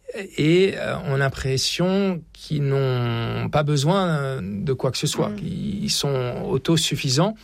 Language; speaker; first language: French; native; French